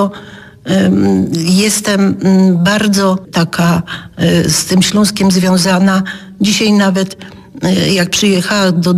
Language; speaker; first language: Polish; native; Polish